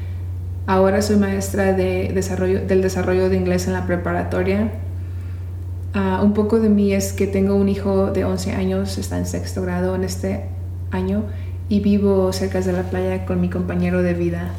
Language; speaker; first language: Spanish; early bilingual, other home language; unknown